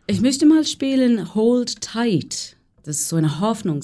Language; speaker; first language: German; non-native, fluent; English